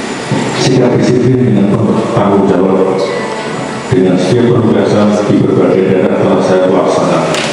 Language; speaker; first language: Indonesian; non-native, local second language; Javanese